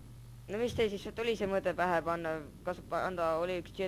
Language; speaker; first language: Estonian; native; Estonian